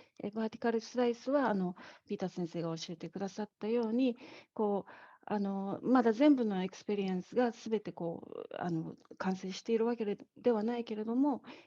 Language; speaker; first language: Japanese; native; Japanese